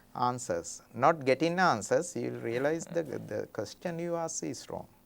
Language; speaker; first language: English; non-native, local second language; Sinhala